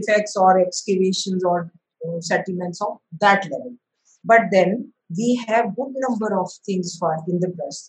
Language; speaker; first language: English; non-native, local second language; Hindi